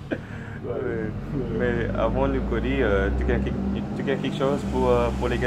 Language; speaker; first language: French; non-native, learner; English